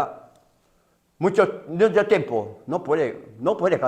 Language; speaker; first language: Spanish; non-native, learner; Chinese